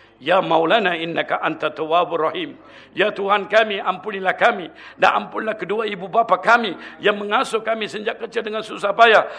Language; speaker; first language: Malay; non-native, local second language; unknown